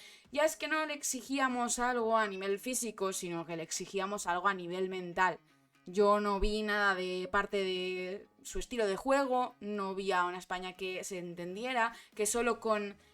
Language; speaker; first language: Spanish; native; Spanish